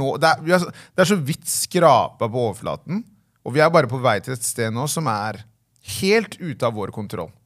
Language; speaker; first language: Norwegian; native; Norwegian